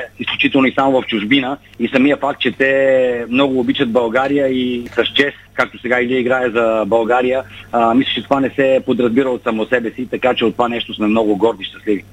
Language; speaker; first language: Bulgarian; native; Bulgarian